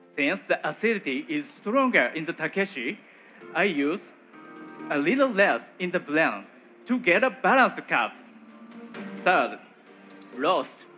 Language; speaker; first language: English; non-native, learner; Japanese